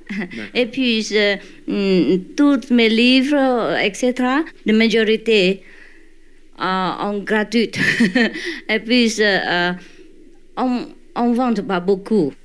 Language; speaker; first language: French; non-native, learner; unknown